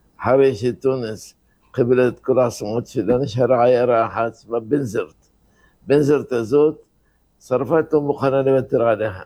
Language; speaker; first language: Hebrew; non-native, fluent; Arabic